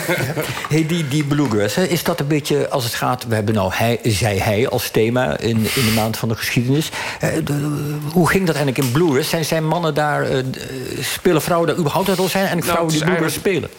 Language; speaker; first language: Dutch; native; Dutch